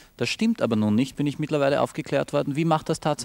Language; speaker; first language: German; native; German